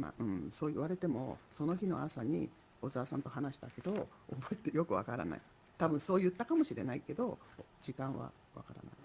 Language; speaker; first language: Japanese; native; Japanese